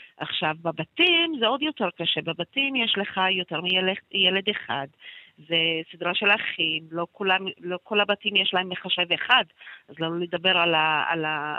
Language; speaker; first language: Hebrew; non-native, local second language; Arabic